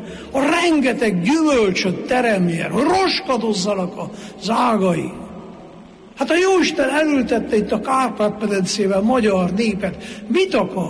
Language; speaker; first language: Hungarian; native; Hungarian